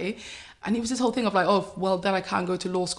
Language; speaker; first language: English; native; English